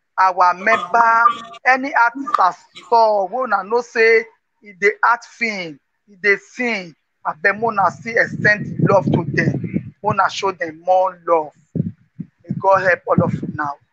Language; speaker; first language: Nigerian Pidgin; non-native, local second language; Bini